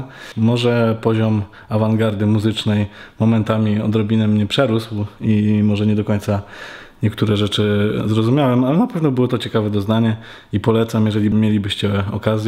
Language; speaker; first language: Polish; native; Polish